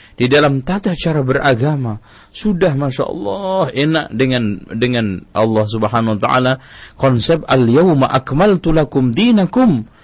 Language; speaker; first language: Indonesian; non-native, local second language; Javanese